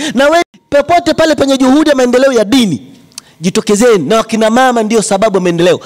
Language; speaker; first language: Swahili; native; Swahili